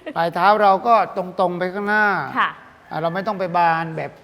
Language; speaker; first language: Thai; native; Thai